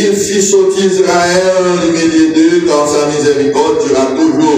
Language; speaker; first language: French; non-native, local second language; Haitian Creole